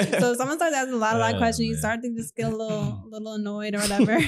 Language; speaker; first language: English; native; English